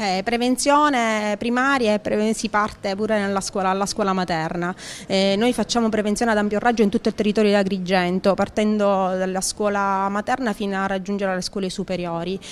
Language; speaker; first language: Italian; native; Italian